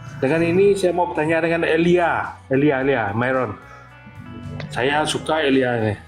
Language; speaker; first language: Indonesian; non-native, local second language; Iban